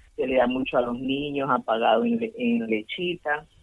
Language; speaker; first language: Spanish; native; Spanish